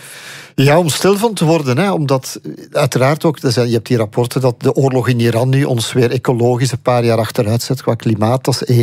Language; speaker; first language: Dutch; native; Dutch